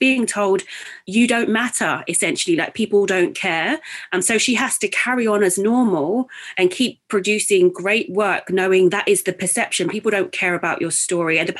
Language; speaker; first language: English; native; English